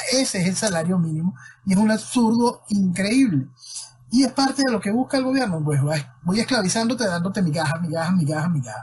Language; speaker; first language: Spanish; native; Spanish